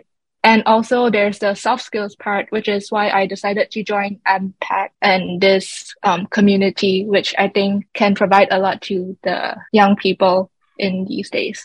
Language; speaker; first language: English; non-native, local second language; Chinese